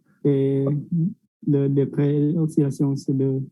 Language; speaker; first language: French; non-native, fluent; Vietnamese